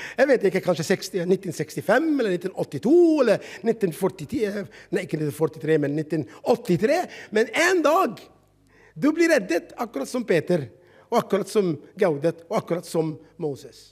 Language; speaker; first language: Norwegian; non-native, fluent; Arabic